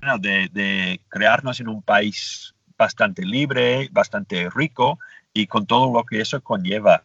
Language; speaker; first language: Spanish; non-native, fluent; English